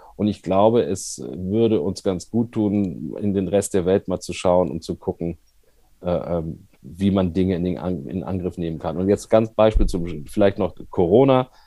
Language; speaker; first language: German; native; German